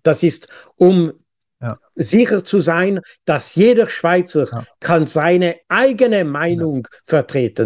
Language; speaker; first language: German; non-native, local second language; French